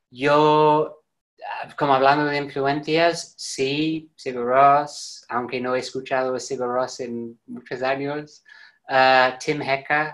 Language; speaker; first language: Spanish; non-native, fluent; English